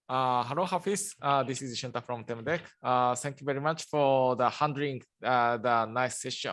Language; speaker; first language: English; non-native, learner; Japanese